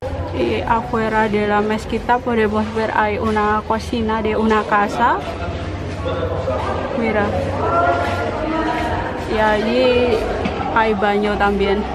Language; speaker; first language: Spanish; non-native, learner; Indonesian